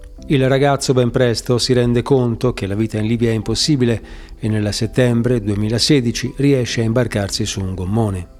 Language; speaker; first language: Italian; native; Italian